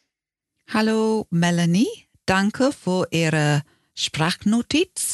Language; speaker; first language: German; non-native, learner; English